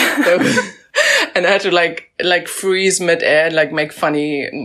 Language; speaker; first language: English; native; English